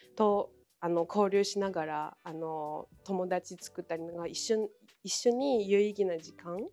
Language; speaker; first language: Japanese; non-native, fluent; Chinese